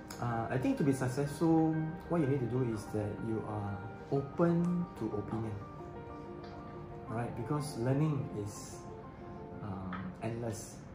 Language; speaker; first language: English; non-native, local second language; Chinese